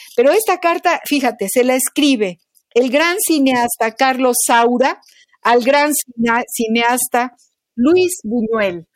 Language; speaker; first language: Spanish; native; Spanish